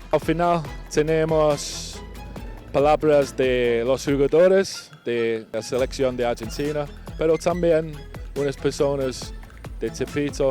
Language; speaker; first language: Spanish; non-native, fluent; English